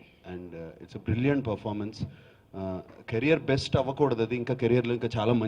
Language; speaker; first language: Telugu; native; Telugu